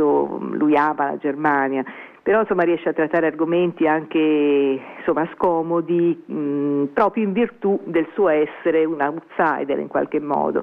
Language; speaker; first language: Italian; native; Italian